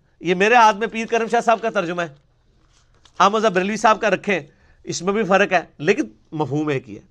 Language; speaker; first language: Urdu; non-native, local second language; Punjabi